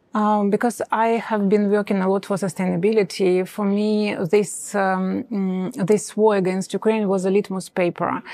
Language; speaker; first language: English; non-native, fluent; Ukrainian